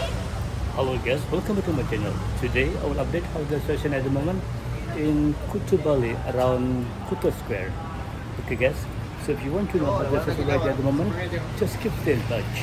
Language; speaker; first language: English; non-native, learner; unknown